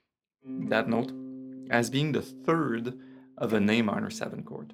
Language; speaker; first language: English; non-native, fluent; French